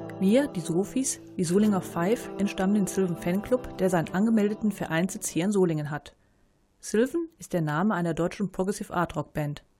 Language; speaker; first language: German; native; German